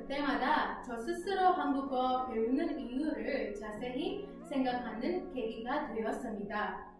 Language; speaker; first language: Korean; non-native, learner; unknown